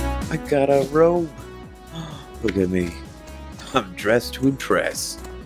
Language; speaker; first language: English; native; English